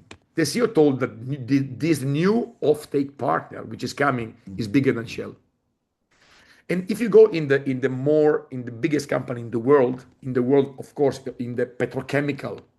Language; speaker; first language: English; non-native, fluent; Italian